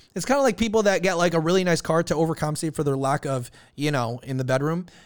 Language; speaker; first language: English; early bilingual, other home language; Filipino